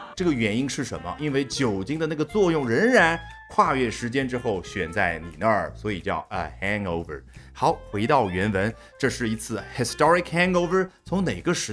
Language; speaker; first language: Chinese; native; Chinese